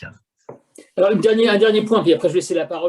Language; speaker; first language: French; native; French